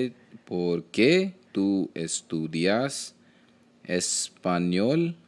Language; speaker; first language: Spanish; non-native, learner; Hindi